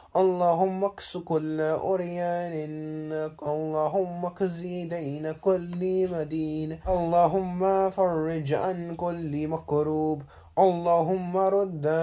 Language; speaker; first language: Arabic; non-native, learner; Urdu